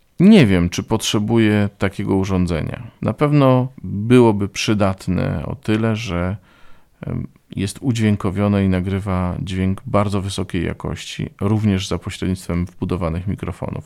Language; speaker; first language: Polish; native; Polish